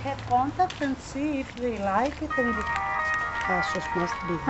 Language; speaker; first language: English; non-native, learner; Greek